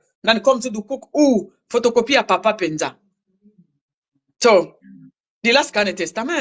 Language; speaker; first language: German; non-native, learner; Lingala